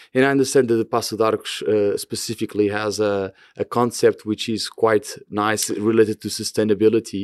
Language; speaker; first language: English; non-native, fluent; Portuguese